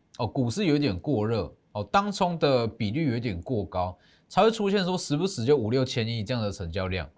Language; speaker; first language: Chinese; native; Chinese